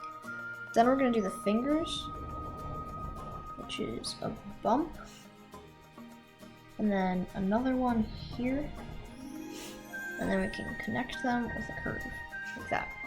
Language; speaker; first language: English; native; English